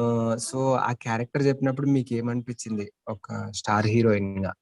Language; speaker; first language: Telugu; native; Telugu